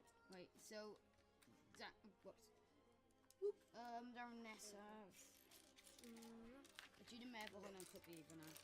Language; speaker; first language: Welsh; non-native, local second language; English